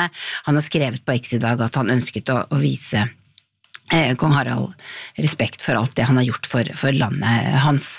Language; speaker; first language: Norwegian; native; Norwegian